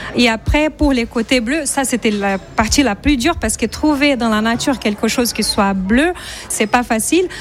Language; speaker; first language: French; non-native, fluent; Portuguese